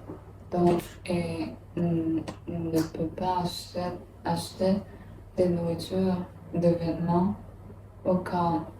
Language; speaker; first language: French; non-native, learner; English